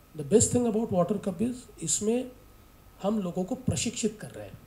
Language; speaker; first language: Hindi; non-native, local second language; Marathi